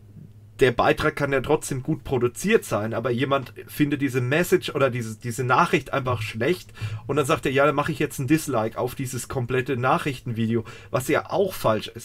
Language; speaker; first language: German; native; German